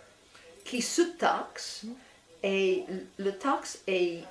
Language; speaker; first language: French; non-native, fluent; English